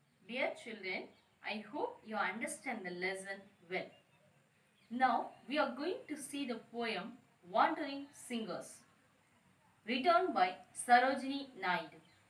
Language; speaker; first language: English; non-native, local second language; Tamil